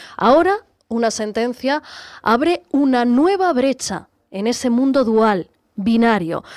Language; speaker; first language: Spanish; native; Spanish